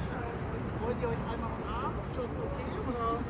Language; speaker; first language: German; native; German